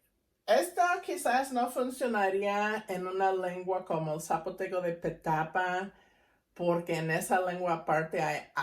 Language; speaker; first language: Spanish; non-native, fluent; English